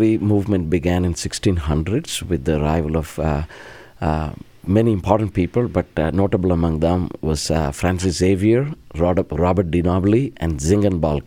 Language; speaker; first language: English; non-native, local second language; Malayalam